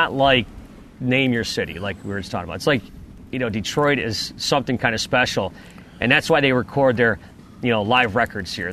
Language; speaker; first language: English; native; English